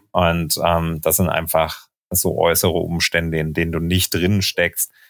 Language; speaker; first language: German; native; German